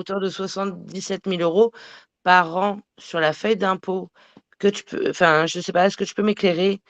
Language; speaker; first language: French; native; French